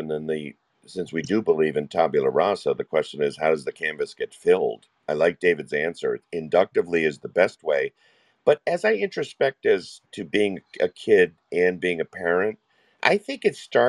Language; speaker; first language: English; native; English